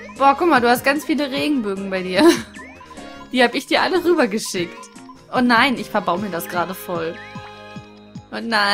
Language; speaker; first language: German; native; German